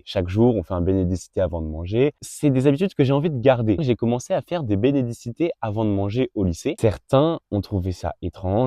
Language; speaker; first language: French; native; French